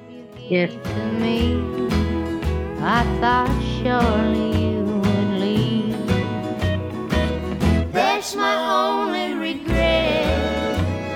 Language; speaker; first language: English; native; English